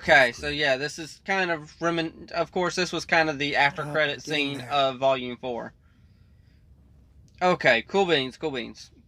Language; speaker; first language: English; native; English